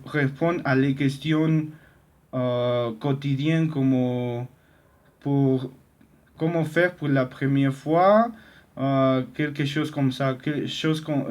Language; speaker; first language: French; non-native, learner; Spanish